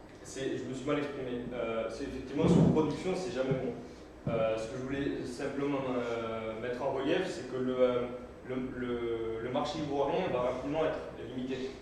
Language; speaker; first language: French; native; French